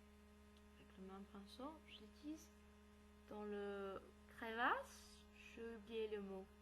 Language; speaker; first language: French; non-native, learner; English